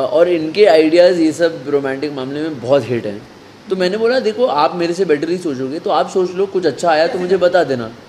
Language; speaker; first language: Hindi; native; Hindi